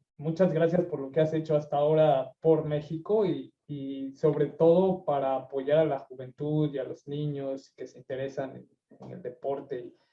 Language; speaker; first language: Spanish; native; Spanish